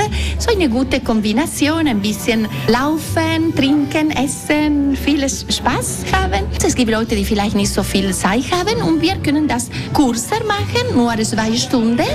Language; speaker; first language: German; non-native, local second language; Italian